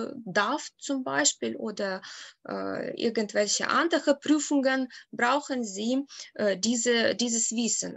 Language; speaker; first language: German; non-native, fluent; Ukrainian